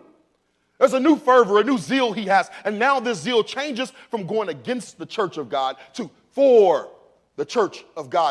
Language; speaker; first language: English; native; English